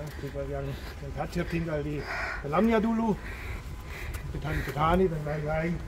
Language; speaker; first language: Indonesian; non-native, learner; German